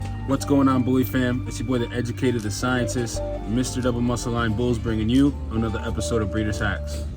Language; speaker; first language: English; native; English